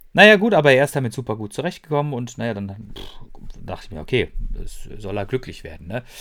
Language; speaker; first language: German; native; German